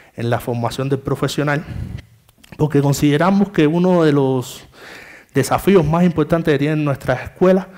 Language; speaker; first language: Spanish; native; Spanish